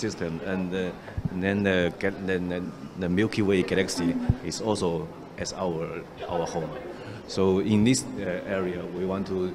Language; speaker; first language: English; non-native, learner; Chinese